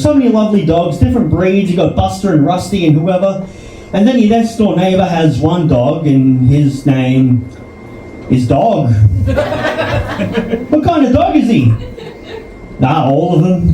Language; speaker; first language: English; native; English